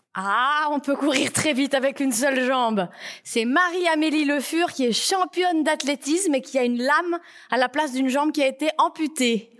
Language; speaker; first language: French; native; French